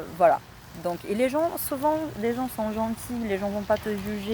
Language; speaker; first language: French; non-native, fluent; Portuguese